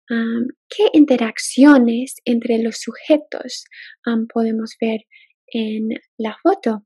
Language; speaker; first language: Spanish; non-native, fluent; English